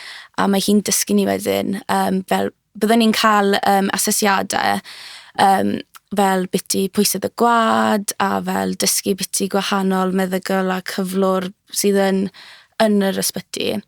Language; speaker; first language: Welsh; native; Welsh